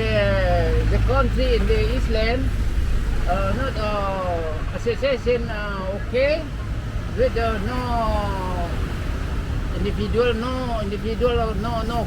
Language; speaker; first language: English; non-native, learner; Indonesian